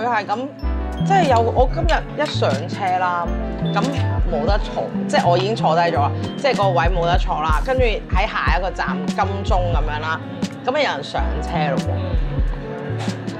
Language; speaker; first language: Cantonese; native; Cantonese